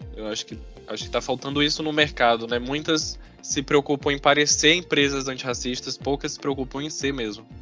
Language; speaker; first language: Portuguese; native; Portuguese